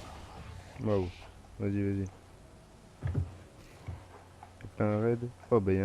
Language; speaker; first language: French; native; French